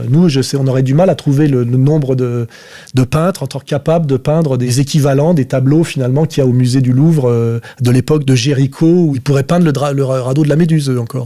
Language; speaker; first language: French; native; French